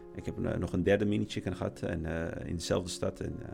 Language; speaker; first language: Dutch; native; Dutch